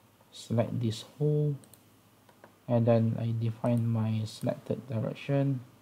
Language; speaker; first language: English; non-native, local second language; Malay